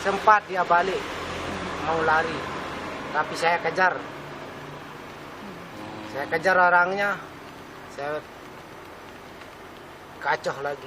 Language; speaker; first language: Indonesian; non-native, local second language; Sasak